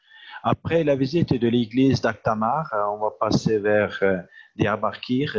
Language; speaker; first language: French; non-native, fluent; Turkish